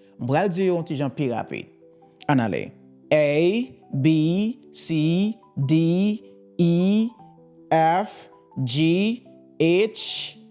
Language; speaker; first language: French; non-native, learner; Haitian Creole